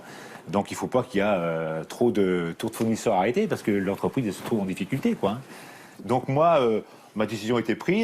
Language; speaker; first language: French; native; French